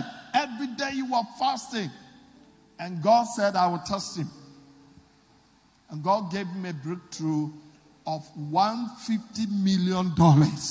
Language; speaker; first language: English; non-native, local second language; Akan